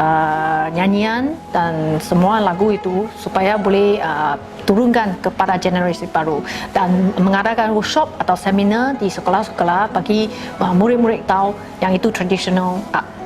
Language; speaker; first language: Indonesian; non-native, local second language; Chinese